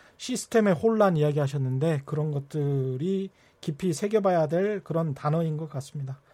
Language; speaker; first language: Korean; native; Korean